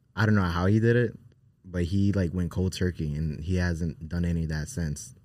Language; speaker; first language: English; native; English